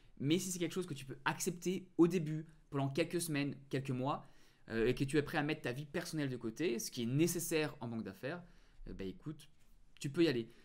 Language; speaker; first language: French; native; French